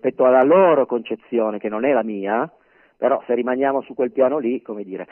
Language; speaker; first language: Italian; native; Italian